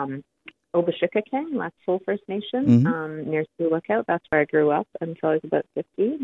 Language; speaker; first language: English; native; English